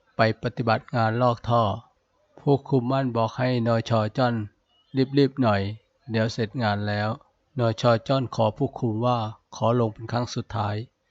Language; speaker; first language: Thai; native; Thai